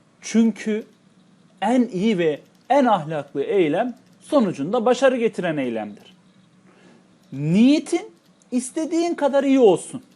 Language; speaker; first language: Turkish; native; Turkish